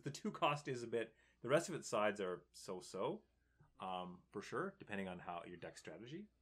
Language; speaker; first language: English; native; English